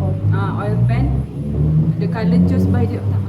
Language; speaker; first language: English; non-native, learner; Malay